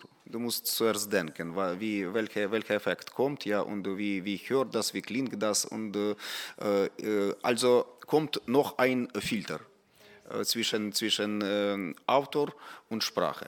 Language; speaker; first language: German; non-native, fluent; Ukrainian